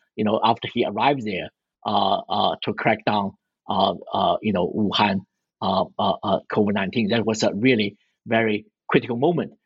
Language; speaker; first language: English; non-native, fluent; Chinese